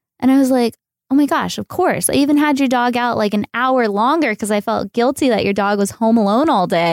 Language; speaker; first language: English; native; English